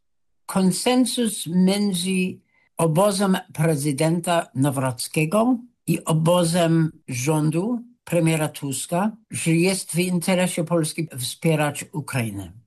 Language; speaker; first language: Polish; non-native, fluent; English